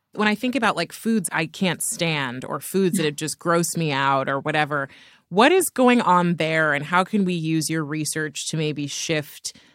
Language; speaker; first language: English; native; English